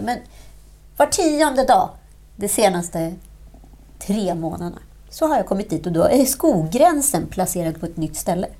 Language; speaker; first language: Swedish; native; Swedish